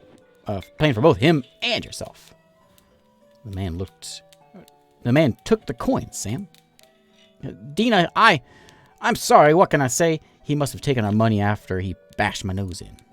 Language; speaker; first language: English; native; English